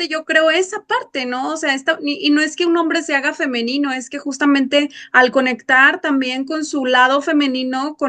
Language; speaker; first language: Spanish; native; Spanish